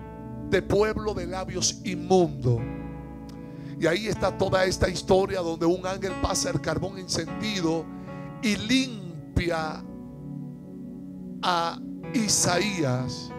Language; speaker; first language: Spanish; native; Spanish